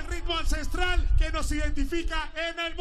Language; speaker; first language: Spanish; native; Spanish